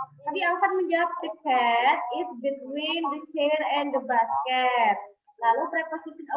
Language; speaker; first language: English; non-native, fluent; Indonesian